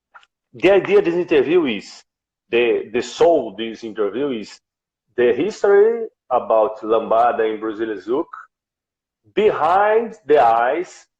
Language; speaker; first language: English; non-native, learner; Portuguese